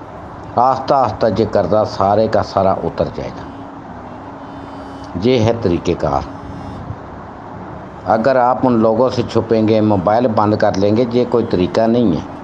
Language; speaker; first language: Urdu; native; Urdu